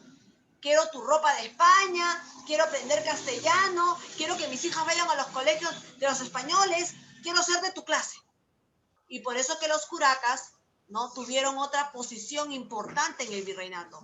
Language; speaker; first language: Spanish; native; Spanish